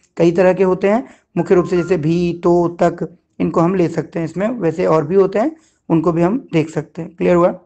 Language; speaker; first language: Hindi; native; Hindi